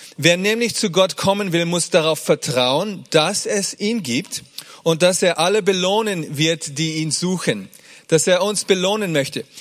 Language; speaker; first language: German; early bilingual, other home language; English